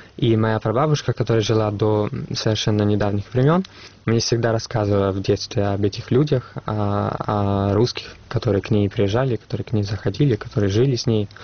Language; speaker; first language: Russian; non-native, fluent; Italian